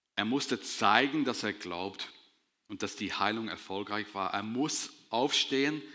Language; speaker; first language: German; non-native, fluent; English